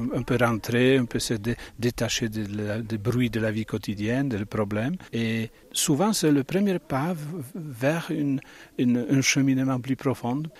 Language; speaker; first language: French; non-native, fluent; Italian